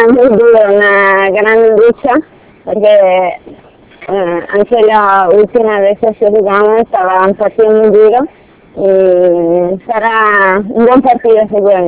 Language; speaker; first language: Spanish; non-native, learner; Russian